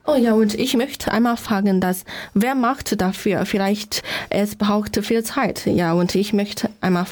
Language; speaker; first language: German; non-native, learner; Chinese